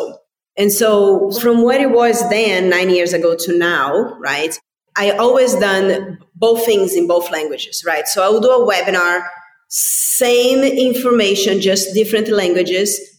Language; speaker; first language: English; non-native, fluent; Portuguese